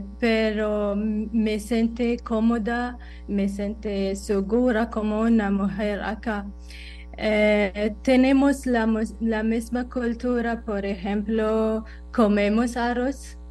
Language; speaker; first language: Spanish; non-native, learner; Arabic